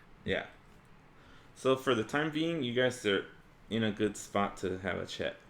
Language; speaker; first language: English; native; English